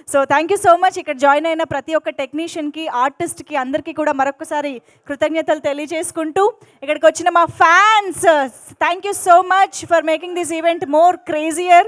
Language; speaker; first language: Telugu; native; Telugu